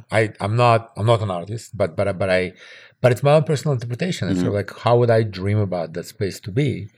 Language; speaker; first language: English; early bilingual, other home language; Russian